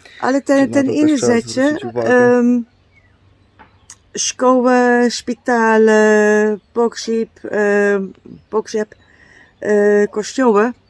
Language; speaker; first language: Polish; non-native, learner; Dutch